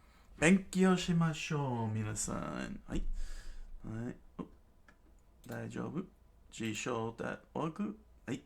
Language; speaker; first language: Japanese; non-native, learner; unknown